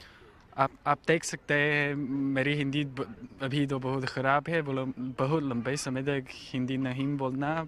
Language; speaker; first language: Hindi; non-native, learner; Chinese